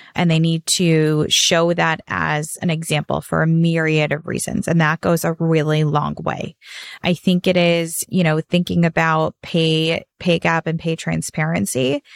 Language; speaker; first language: English; native; English